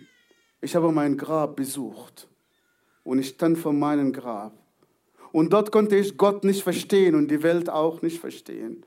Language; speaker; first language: German; non-native, fluent; Arabic